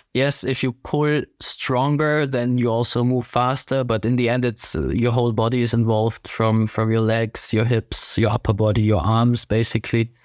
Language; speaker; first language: English; non-native, fluent; German